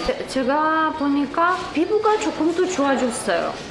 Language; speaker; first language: Korean; non-native, fluent; Russian